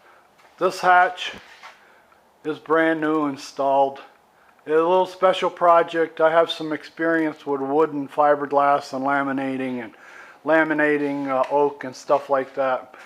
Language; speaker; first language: English; native; English